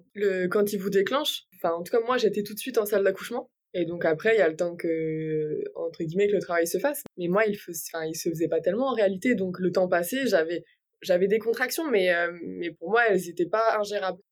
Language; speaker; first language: French; native; French